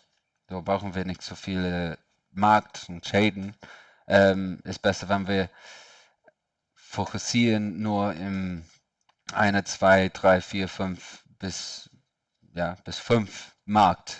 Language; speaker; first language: German; non-native, learner; English